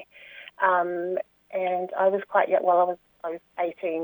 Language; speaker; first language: English; native; English